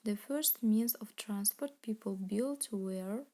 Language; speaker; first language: English; non-native, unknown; Kazakh